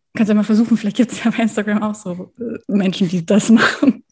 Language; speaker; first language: German; native; German